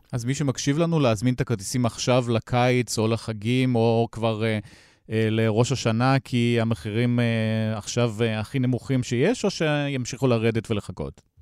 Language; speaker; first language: Hebrew; native; Hebrew